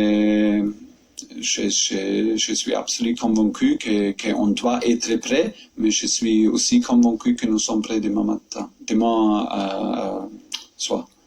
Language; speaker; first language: French; non-native, fluent; German